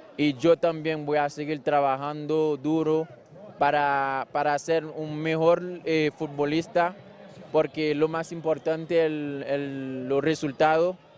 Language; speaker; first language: Spanish; non-native, fluent; Haitian Creole